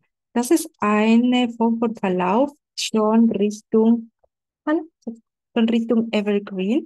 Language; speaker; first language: German; non-native, fluent; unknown